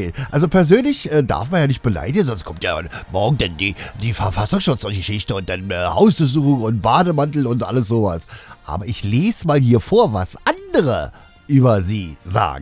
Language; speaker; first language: German; native; German